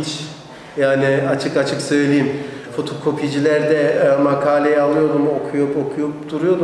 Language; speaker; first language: Turkish; early bilingual, heritage; Turkish